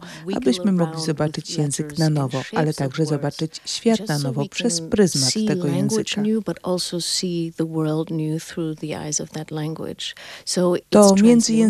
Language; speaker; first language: Polish; non-native, fluent; German